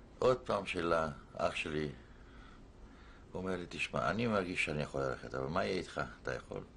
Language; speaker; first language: Hebrew; non-native, fluent; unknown